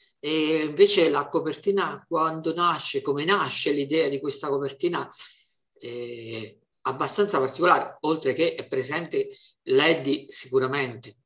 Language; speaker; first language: Italian; native; Italian